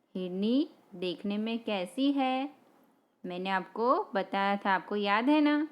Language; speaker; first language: Hindi; non-native, local second language; Gujarati